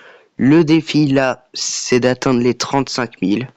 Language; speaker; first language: French; native; French